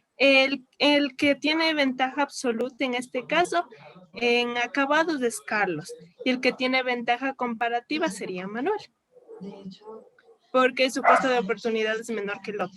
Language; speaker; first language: Spanish; native; Spanish